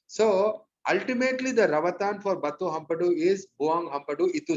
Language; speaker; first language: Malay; non-native, local second language; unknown